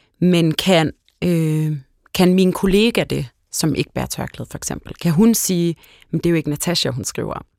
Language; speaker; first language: Danish; early bilingual, other home language; Arabic